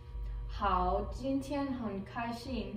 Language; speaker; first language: Chinese; non-native, learner; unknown